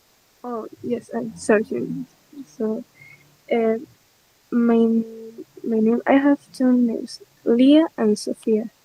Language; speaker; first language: English; non-native, learner; Spanish